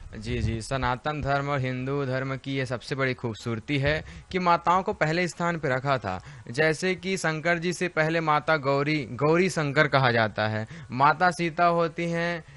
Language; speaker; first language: Hindi; native; Hindi